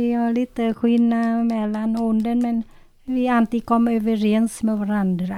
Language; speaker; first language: Swedish; non-native, learner; Vietnamese